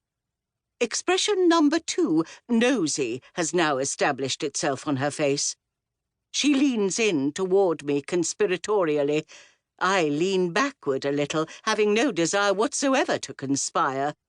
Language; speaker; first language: English; native; English